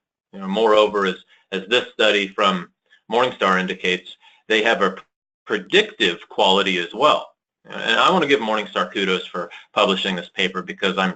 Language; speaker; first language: English; native; English